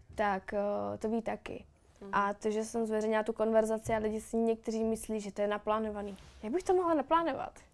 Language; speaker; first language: Czech; native; Czech